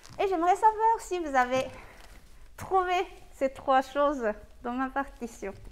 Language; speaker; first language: French; non-native, fluent; Japanese